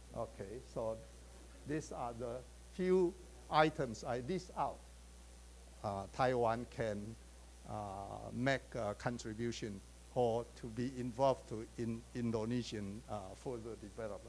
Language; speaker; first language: English; non-native, fluent; Chinese